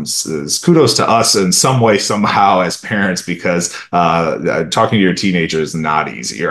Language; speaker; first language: English; early bilingual, other home language; Romanian